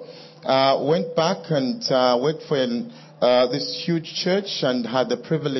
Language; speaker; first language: English; non-native, local second language; Bemba